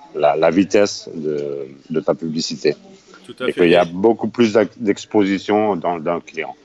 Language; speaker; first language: French; non-native, fluent; Spanish